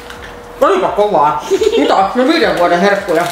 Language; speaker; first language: Finnish; native; Finnish